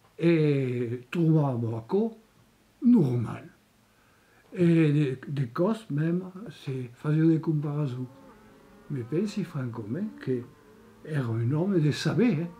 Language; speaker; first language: Occitan; native; Occitan